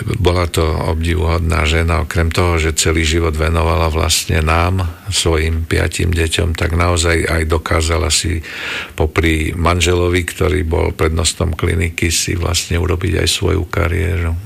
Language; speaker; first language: Slovak; native; Slovak